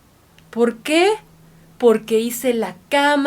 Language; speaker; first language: Spanish; native; Spanish